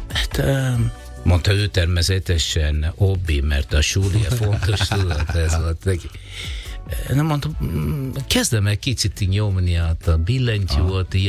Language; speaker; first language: Hungarian; non-native, learner; Italian